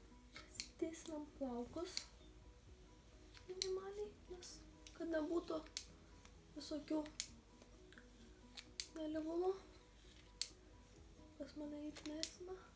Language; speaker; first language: Lithuanian; native; Lithuanian